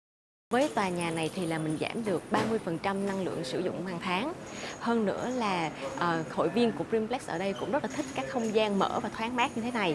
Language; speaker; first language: Vietnamese; native; Vietnamese